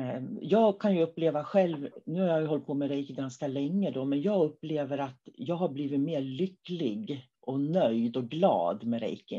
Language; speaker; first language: Swedish; native; Swedish